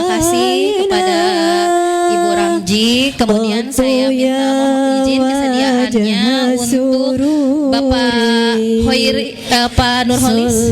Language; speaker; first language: Indonesian; native; Indonesian